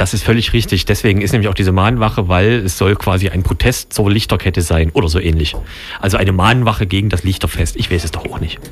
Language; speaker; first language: German; native; German